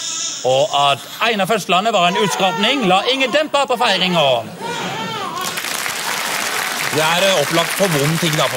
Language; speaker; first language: Norwegian; native; Norwegian